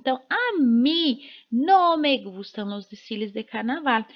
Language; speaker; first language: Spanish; non-native, fluent; Portuguese